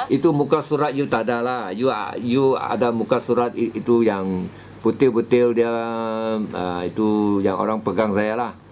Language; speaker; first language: Malay; non-native, local second language; Chinese